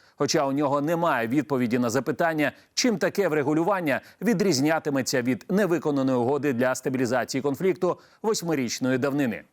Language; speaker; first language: Ukrainian; native; Ukrainian